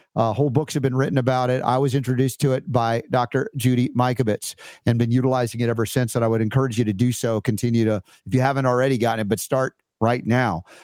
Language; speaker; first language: English; native; English